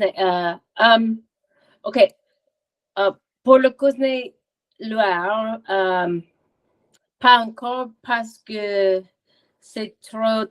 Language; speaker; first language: French; non-native, learner; English